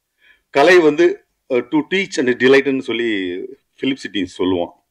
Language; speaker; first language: Tamil; native; Tamil